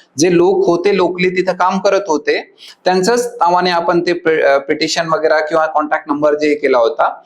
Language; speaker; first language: Marathi; non-native, local second language; Hindi